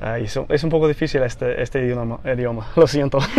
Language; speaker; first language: Spanish; non-native, fluent; English